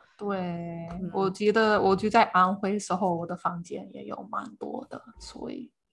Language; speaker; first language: Chinese; non-native, fluent; English